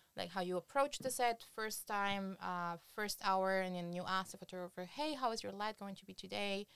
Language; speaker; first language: English; non-native, fluent; Spanish